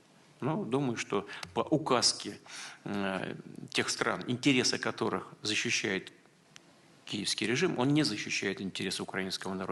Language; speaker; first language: Russian; native; Russian